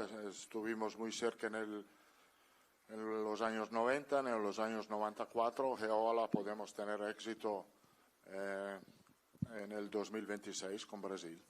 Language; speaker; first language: Spanish; non-native, fluent; Italian